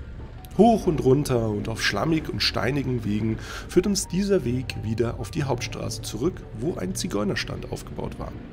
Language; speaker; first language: German; native; German